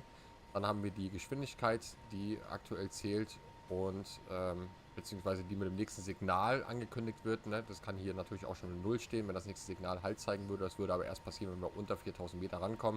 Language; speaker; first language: German; native; German